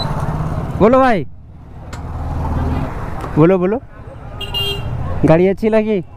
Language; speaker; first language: Hindi; native; Hindi